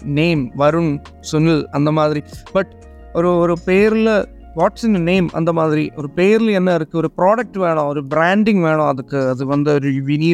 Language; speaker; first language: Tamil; non-native, learner; Malayalam